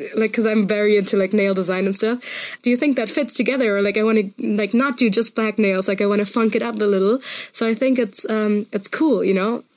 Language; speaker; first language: English; non-native, fluent; German